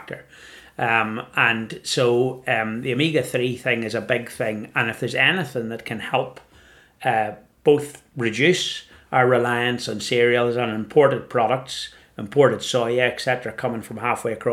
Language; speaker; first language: English; native; English